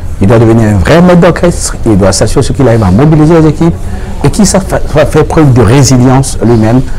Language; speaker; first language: French; non-native, local second language; Wolof